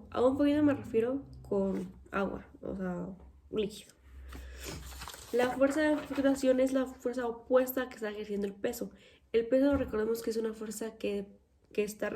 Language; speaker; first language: Spanish; native; Spanish